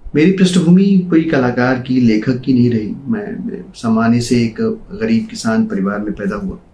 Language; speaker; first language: Hindi; native; Hindi